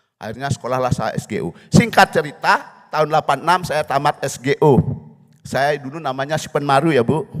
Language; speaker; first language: Indonesian; non-native, local second language; Balinese